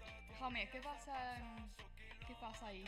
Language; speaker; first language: Catalan; non-native, local second language; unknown